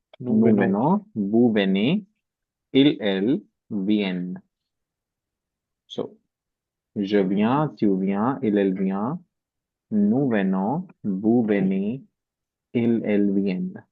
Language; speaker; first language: French; non-native, fluent; Hindi